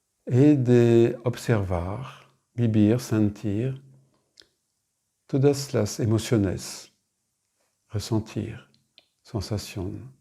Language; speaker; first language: Spanish; non-native, fluent; French